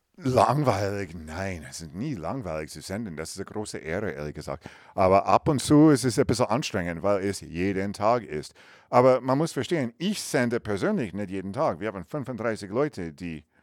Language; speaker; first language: German; non-native, learner; English